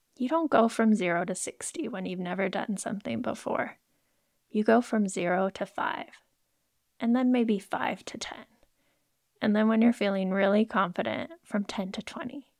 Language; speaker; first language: English; native; English